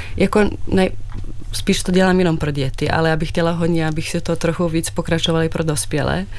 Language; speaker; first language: Czech; non-native, fluent; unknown